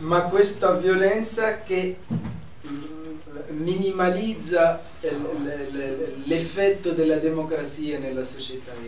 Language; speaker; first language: Italian; non-native, fluent; Arabic